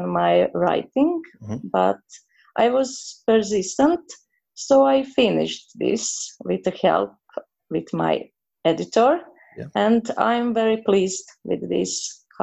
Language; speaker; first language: English; non-native, learner; Croatian